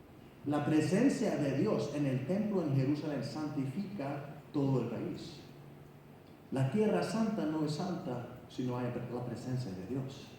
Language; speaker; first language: Spanish; non-native, fluent; Icelandic